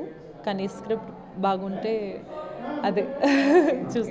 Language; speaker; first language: Telugu; non-native, local second language; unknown